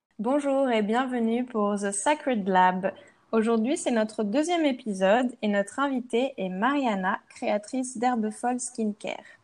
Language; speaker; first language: French; native; French